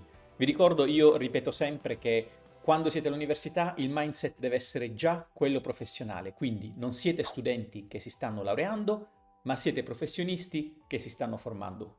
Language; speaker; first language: Italian; native; Italian